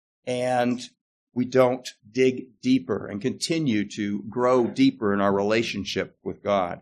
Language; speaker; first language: English; native; English